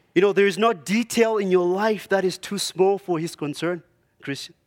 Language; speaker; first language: English; non-native, local second language; Shona